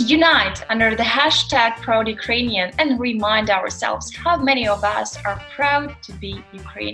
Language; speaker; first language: English; non-native, fluent; Ukrainian